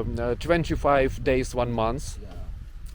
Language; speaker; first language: English; non-native, learner; Ukrainian